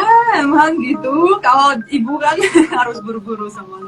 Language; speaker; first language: Indonesian; non-native, fluent; Russian